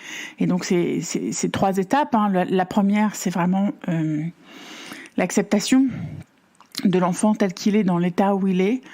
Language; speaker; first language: French; native; French